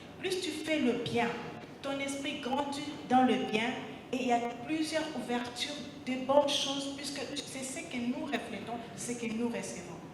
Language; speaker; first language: French; non-native, local second language; Lingala